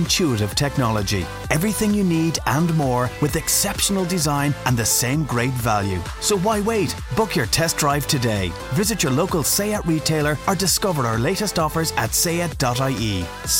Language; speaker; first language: English; native; English